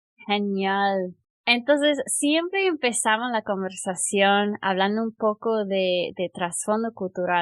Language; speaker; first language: Spanish; non-native, fluent; English